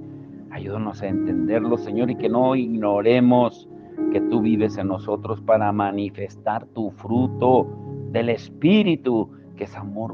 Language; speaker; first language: Spanish; native; Spanish